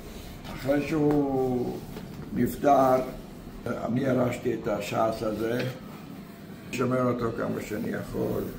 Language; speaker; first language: Hebrew; non-native, fluent; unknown